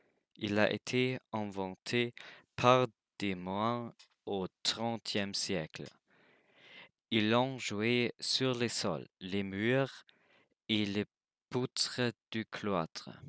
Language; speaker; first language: French; non-native, learner; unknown